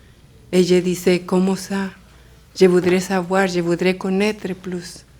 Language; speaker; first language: French; non-native, local second language; Spanish